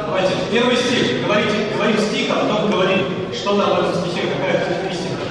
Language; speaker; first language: Russian; native; Russian